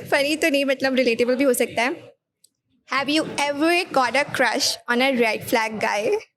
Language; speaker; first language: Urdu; native; Urdu